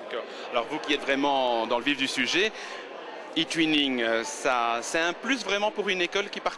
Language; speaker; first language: French; native; French